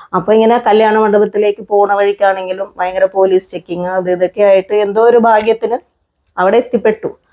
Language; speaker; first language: Malayalam; non-native, local second language; Konkani